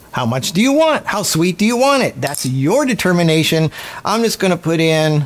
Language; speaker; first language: English; native; English